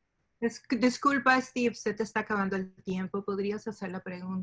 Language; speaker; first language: Spanish; native; Spanish